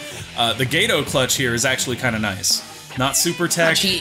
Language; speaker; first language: English; native; English